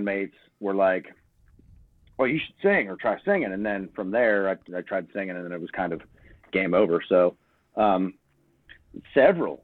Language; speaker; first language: English; native; English